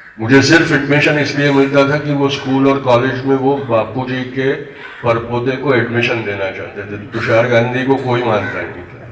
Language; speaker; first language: Hindi; non-native, local second language; Gujarati